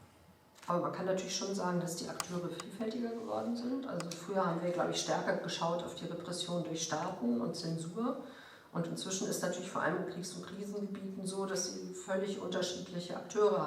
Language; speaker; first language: German; native; German